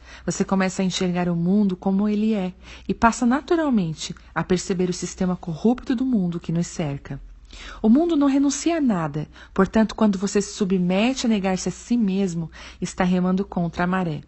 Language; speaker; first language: Portuguese; native; Portuguese